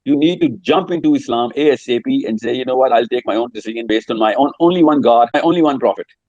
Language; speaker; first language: English; non-native, local second language; Urdu